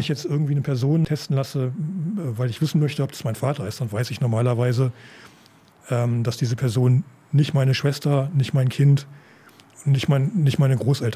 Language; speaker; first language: German; native; German